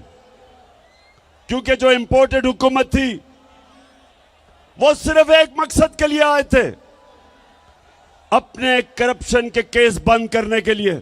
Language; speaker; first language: Urdu; native; Urdu